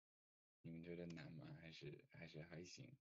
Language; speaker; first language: Chinese; non-native, fluent; English